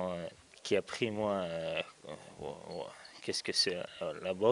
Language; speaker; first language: French; non-native, learner; Chechen